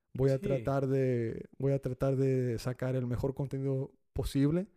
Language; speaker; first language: Spanish; early bilingual, heritage; Spanish